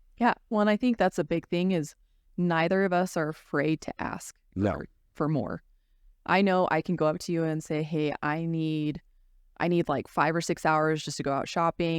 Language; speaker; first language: English; native; English